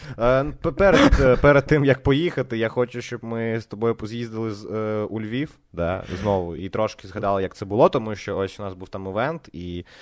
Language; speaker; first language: Ukrainian; non-native, local second language; Russian